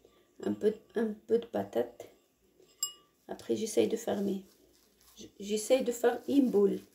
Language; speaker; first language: French; non-native, learner; Arabic